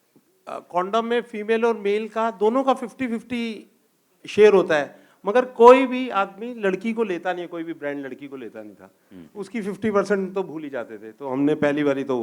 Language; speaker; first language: Hindi; native; Hindi